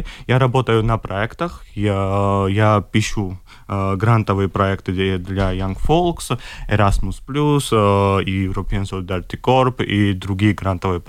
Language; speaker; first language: Russian; non-native, fluent; Georgian